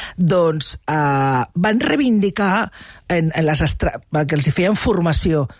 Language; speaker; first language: Catalan; non-native, local second language; Spanish